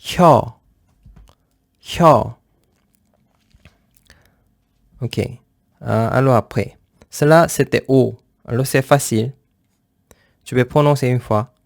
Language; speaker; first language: French; non-native, fluent; Korean